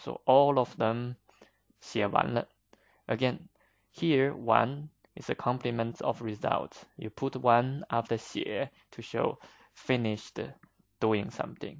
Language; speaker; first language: English; non-native, fluent; Chinese